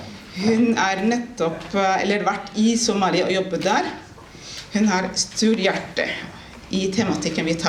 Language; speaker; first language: Norwegian; non-native, fluent; Somali